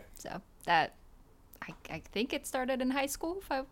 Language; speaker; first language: English; early bilingual, other home language; Polish